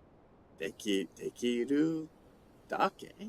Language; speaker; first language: Japanese; non-native, learner; English